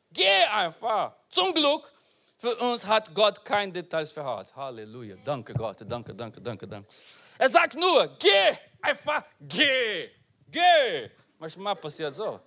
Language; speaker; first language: German; non-native, learner; Portuguese